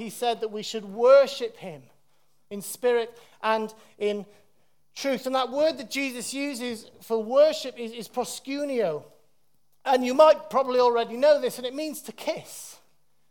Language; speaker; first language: English; native; English